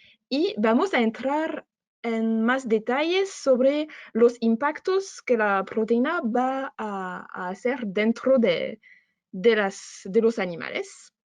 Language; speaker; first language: Spanish; non-native, fluent; French